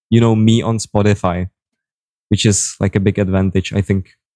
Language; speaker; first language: English; non-native, fluent; Czech